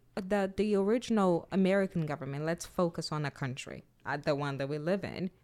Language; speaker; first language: English; non-native, fluent; Portuguese